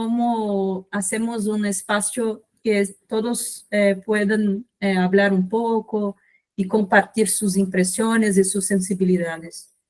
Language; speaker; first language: Spanish; non-native, fluent; Portuguese